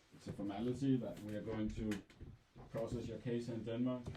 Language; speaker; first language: English; non-native, fluent; Danish